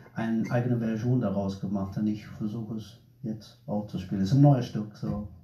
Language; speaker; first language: German; non-native, fluent; English